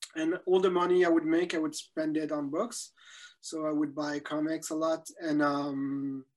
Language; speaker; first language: English; non-native, fluent; French